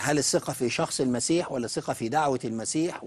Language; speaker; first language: Arabic; native; Arabic